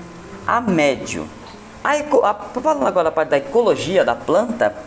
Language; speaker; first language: Portuguese; native; Portuguese